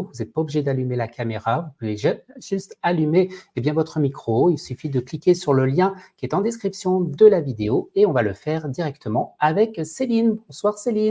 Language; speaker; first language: French; native; French